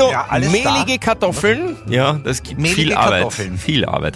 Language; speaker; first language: German; native; German